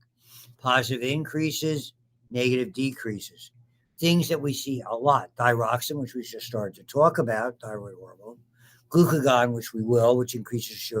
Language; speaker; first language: English; native; English